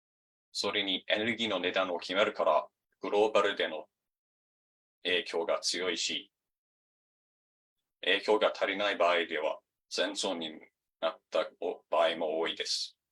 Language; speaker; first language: Japanese; non-native, fluent; English